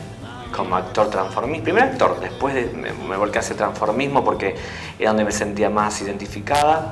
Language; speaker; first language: Spanish; native; Spanish